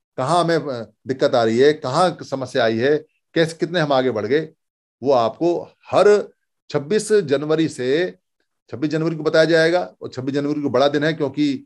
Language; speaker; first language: Hindi; native; Hindi